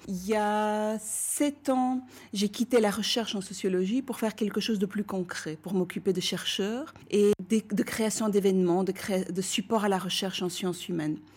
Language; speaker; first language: French; non-native, fluent; Bulgarian